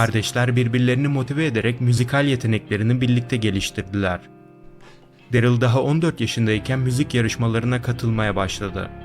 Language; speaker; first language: Turkish; native; Turkish